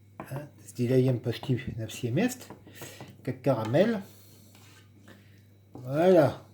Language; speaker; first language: Russian; non-native, learner; French